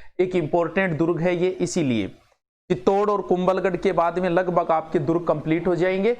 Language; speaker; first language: Hindi; native; Hindi